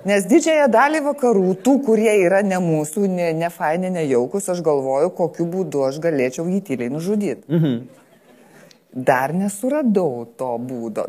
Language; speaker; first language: Lithuanian; native; Lithuanian